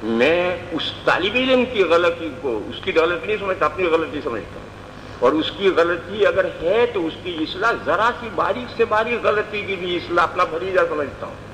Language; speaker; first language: Urdu; non-native, local second language; Gujarati